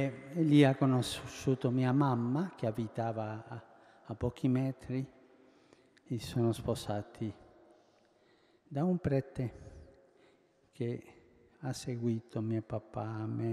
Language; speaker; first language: Italian; early bilingual, heritage; Spanish